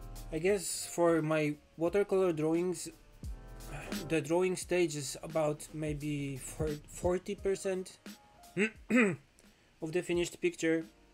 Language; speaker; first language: English; non-native, fluent; Polish